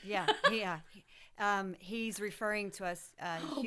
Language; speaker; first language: English; native; English